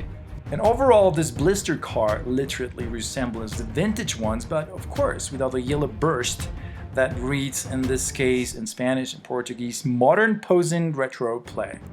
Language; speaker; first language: English; non-native, fluent; Spanish